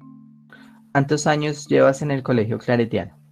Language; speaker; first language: Spanish; native; Spanish